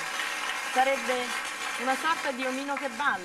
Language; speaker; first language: Italian; native; Italian